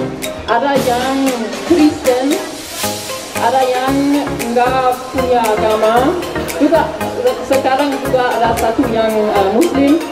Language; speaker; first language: Indonesian; non-native, learner; German